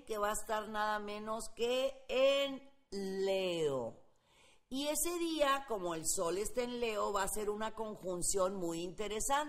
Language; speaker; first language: Spanish; native; Spanish